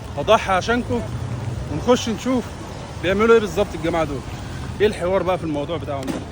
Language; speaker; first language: Egyptian Arabic; native; Egyptian Arabic